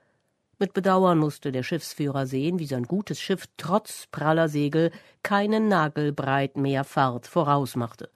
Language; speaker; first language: German; native; German